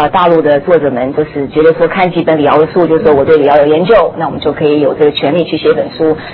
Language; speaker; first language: Chinese; early bilingual, heritage; Chinese